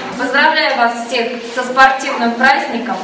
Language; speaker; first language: Russian; native; Russian